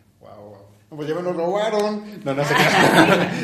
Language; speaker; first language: Spanish; native; Spanish